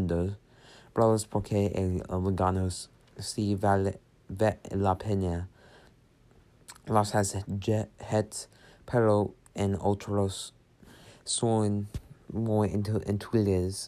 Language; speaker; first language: Spanish; non-native, learner; English